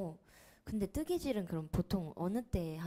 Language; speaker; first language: Korean; native; Korean